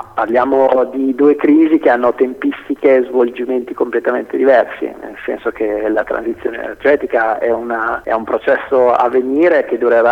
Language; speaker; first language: Italian; native; Italian